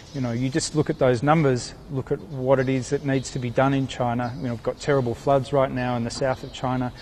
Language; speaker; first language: English; native; English